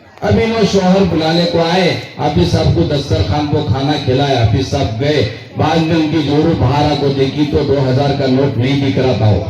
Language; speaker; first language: Urdu; native; Urdu